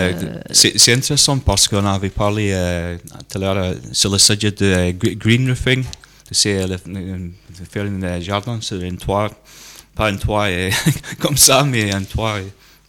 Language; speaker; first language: French; non-native, learner; English